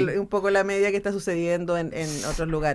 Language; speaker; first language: Spanish; native; Spanish